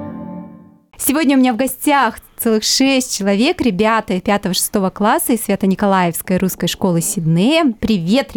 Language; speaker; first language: Russian; native; Russian